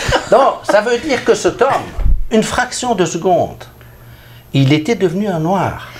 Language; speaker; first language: French; native; French